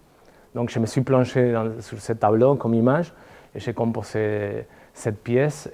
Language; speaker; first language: French; non-native, fluent; Spanish